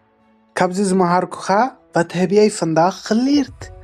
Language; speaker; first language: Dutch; non-native, learner; Tigrinya